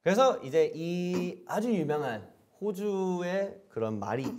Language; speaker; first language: Korean; early bilingual, heritage; Korean